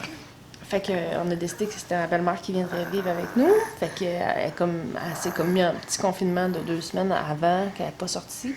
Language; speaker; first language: French; native; French